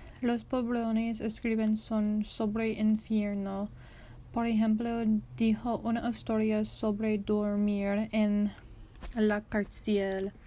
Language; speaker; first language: Spanish; non-native, learner; English